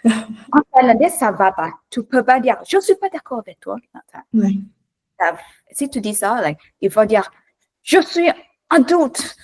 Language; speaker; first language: French; non-native, learner; Thai